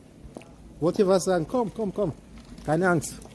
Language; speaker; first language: German; non-native, learner; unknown